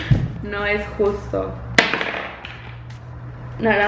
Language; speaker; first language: Spanish; early bilingual, heritage; Spanish